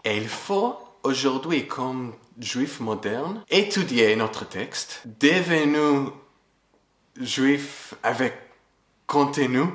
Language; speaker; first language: French; non-native, fluent; English